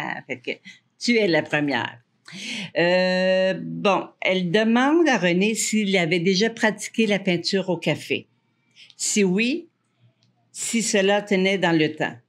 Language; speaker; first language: French; native; French